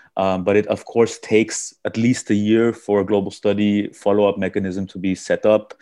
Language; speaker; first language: English; early bilingual, heritage; German